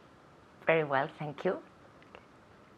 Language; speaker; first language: English; non-native, learner; Spanish